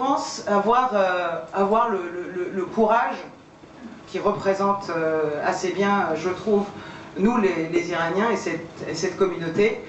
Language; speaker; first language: French; early bilingual, other home language; Persian